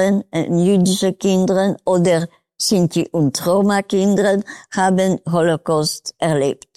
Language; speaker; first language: German; non-native, learner; Polish